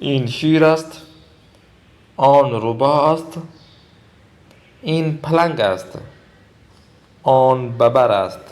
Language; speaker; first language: Persian; non-native, fluent; Urdu